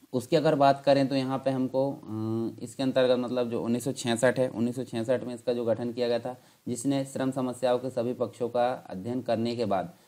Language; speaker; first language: Hindi; native; Hindi